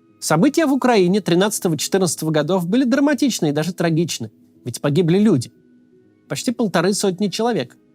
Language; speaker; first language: Russian; native; Russian